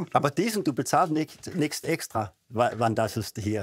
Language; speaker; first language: German; non-native, learner; Danish